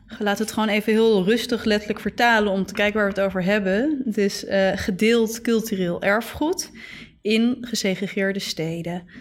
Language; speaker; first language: Dutch; native; Dutch